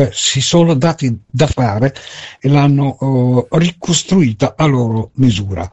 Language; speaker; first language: Italian; native; Italian